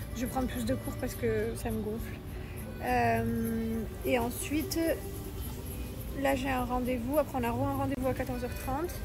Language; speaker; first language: French; native; French